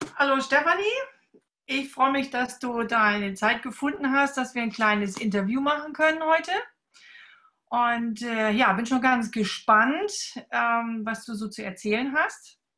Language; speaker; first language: German; native; German